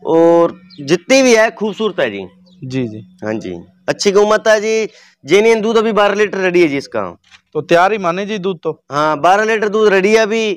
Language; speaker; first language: Hindi; native; Hindi